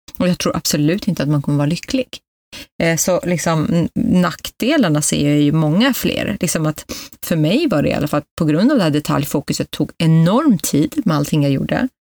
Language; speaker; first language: Swedish; early bilingual, other home language; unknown